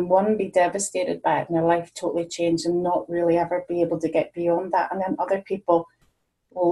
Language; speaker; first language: English; native; English